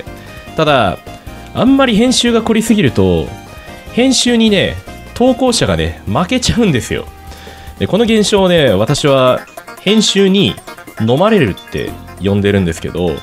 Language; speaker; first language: Japanese; native; Japanese